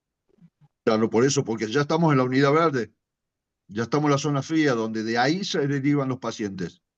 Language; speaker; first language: Spanish; native; Spanish